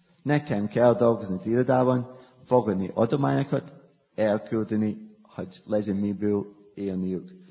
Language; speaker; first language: Hungarian; non-native, fluent; English